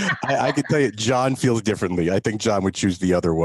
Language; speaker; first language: English; native; English